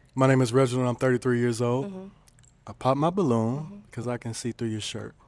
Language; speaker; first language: English; native; English